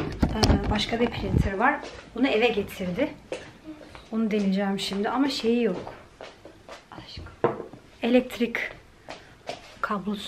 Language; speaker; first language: Turkish; early bilingual, heritage; Turkish